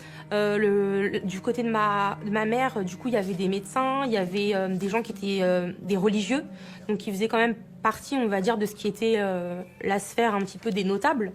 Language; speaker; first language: French; early bilingual, other home language; Armenian